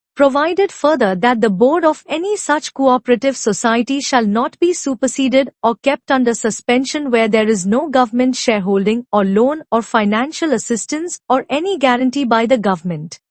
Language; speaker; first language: English; non-native, local second language; Telugu